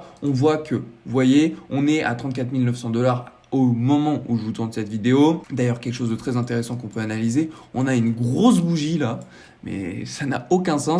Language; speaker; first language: French; native; French